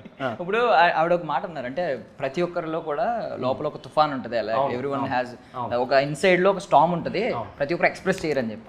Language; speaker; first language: Telugu; native; Telugu